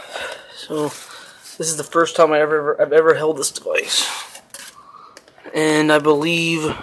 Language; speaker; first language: English; native; English